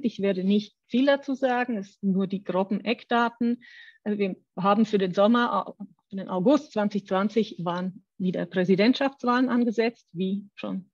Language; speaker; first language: German; native; German